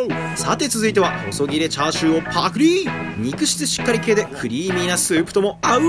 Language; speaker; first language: Japanese; native; Japanese